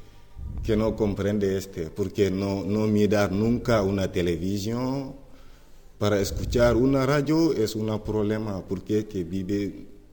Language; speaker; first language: Spanish; non-native, learner; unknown